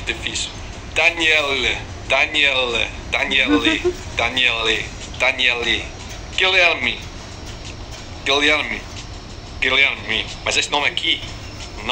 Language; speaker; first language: Portuguese; non-native, learner; English